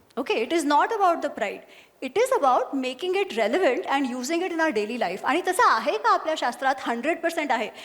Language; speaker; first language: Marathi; non-native, local second language; Gujarati